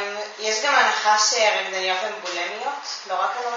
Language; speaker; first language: Hebrew; native; Hebrew